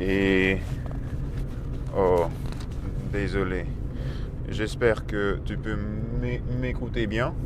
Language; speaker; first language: French; non-native, learner; Russian